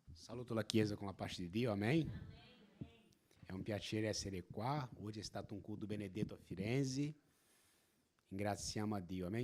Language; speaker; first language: Italian; non-native, fluent; Portuguese